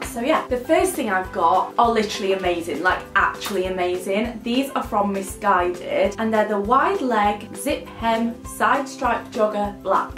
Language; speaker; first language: English; native; English